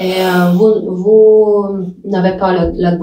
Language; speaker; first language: French; non-native, learner; Russian